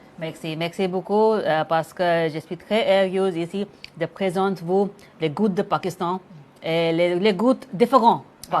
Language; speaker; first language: French; non-native, learner; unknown